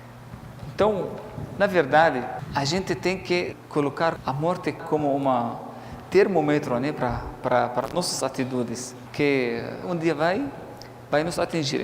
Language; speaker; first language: Portuguese; non-native, fluent; Arabic